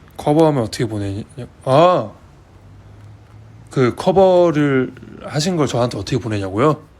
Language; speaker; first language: Korean; native; Korean